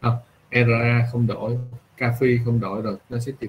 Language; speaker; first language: Vietnamese; native; Vietnamese